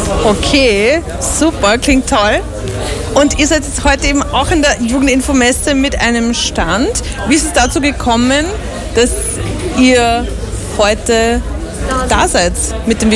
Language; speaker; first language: German; native; German